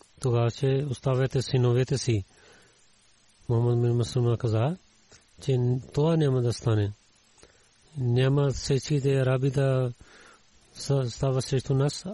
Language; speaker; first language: Bulgarian; non-native, learner; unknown